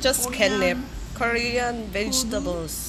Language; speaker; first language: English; non-native, learner; Korean